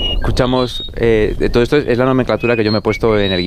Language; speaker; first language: Spanish; native; Spanish